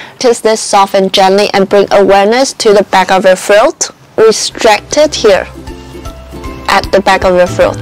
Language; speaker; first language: English; non-native, fluent; Chinese